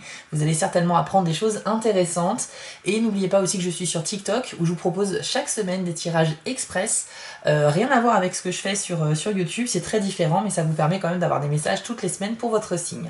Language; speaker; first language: French; native; French